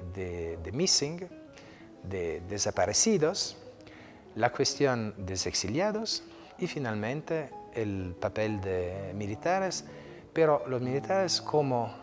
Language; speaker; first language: Spanish; non-native, fluent; Italian